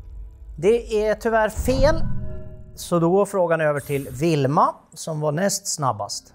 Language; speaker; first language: Swedish; native; Swedish